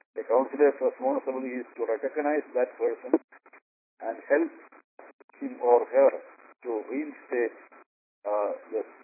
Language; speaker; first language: English; non-native, local second language; Malayalam